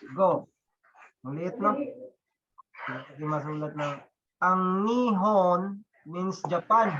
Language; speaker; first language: Filipino; non-native, local second language; Cebuano